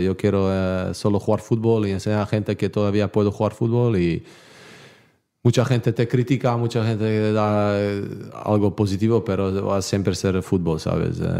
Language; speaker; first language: Spanish; non-native, learner; Bosnian